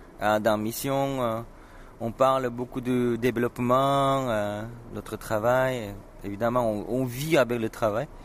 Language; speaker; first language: French; non-native, fluent; Korean